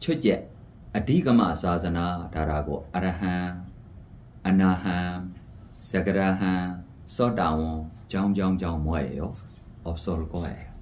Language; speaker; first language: Korean; non-native, fluent; Burmese